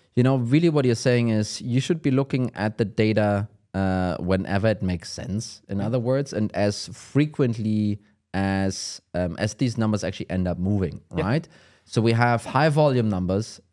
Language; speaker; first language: English; non-native, fluent; German